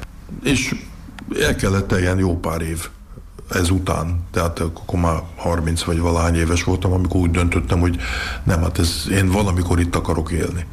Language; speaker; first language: Hungarian; early bilingual, heritage; Hungarian